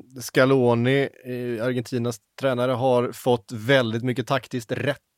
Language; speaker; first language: Swedish; native; Swedish